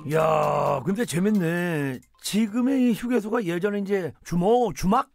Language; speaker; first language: Korean; native; Korean